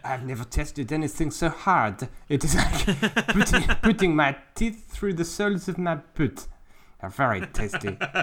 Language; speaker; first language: English; native; English